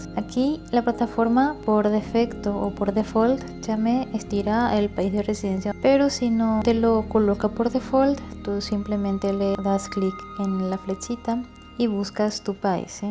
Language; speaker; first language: Spanish; native; Spanish